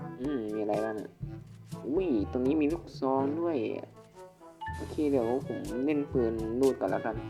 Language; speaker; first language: Thai; native; Thai